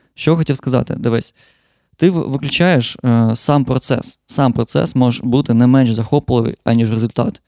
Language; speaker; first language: Ukrainian; non-native, local second language; Russian